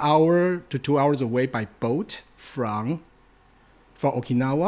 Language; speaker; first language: English; non-native, fluent; Chinese